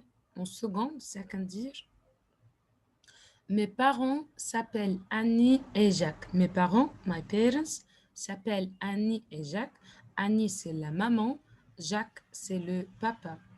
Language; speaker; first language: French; non-native, fluent; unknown